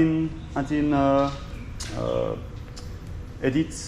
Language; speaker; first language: Russian; non-native, learner; English